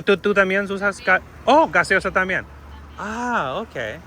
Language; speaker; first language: Spanish; non-native, learner; English